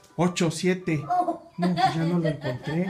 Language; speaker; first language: Spanish; native; Spanish